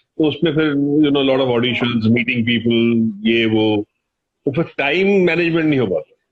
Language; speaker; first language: Hindi; native; Hindi